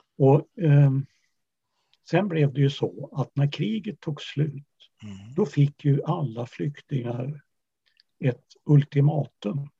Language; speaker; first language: Swedish; early bilingual, other home language; Yiddish